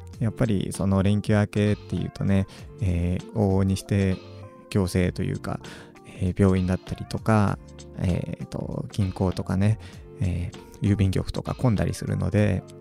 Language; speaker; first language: Japanese; native; Japanese